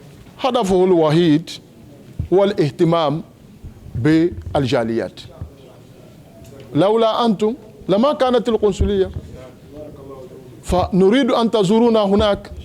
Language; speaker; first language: Arabic; non-native, fluent; Mandingo